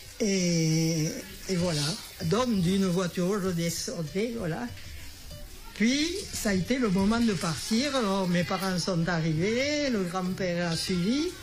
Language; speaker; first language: French; native; French